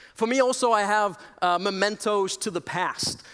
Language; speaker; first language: English; native; English